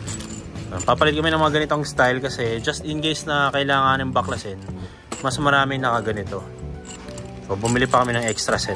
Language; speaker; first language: Filipino; native; Filipino